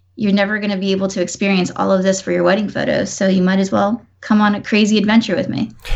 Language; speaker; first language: English; native; English